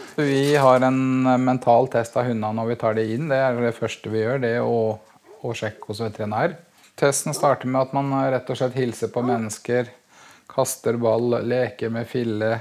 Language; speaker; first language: Norwegian; native; Norwegian